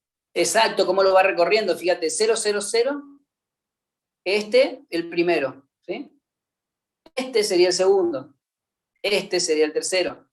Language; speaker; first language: Spanish; native; Spanish